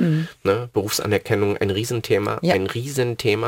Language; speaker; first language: German; native; German